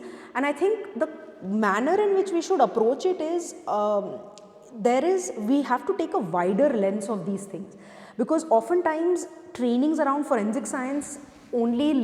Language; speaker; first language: English; non-native, local second language; Hindi